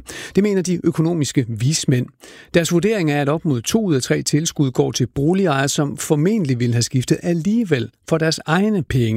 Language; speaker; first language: Danish; native; Danish